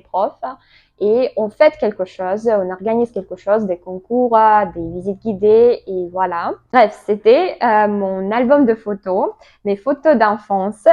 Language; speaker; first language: French; non-native, learner; Russian